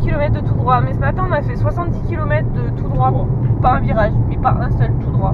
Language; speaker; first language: French; native; French